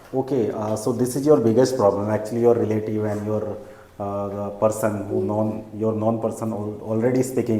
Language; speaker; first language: English; non-native, local second language; Hindi